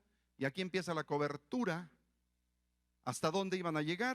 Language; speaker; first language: Spanish; native; Spanish